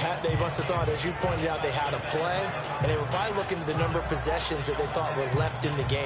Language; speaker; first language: English; native; English